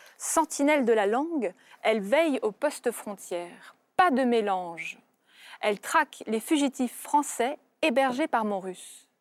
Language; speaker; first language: French; early bilingual, other home language; Russian